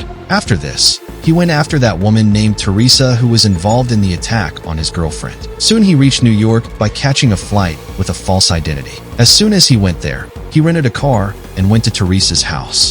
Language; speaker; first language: English; non-native, local second language; Hindi